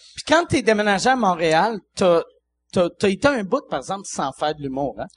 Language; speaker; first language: French; native; French